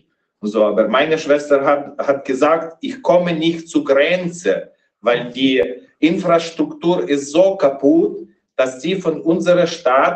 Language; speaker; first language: German; non-native, fluent; Ukrainian